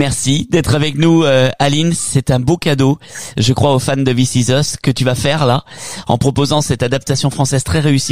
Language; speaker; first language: French; native; French